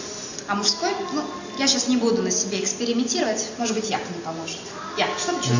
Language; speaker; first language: Russian; native; Russian